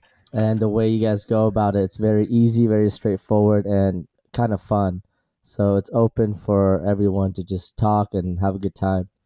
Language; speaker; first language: English; early bilingual, other home language; Assyrian Neo-Aramaic